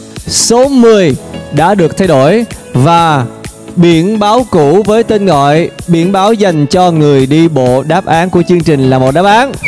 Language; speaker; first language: Vietnamese; native; Vietnamese